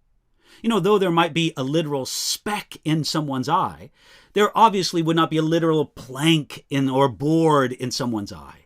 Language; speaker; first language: English; native; English